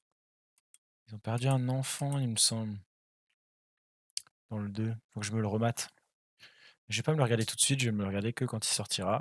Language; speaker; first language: French; native; French